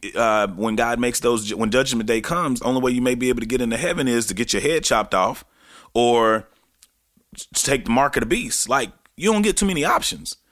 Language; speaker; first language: English; native; English